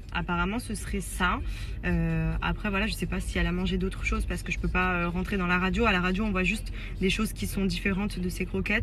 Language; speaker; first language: French; native; French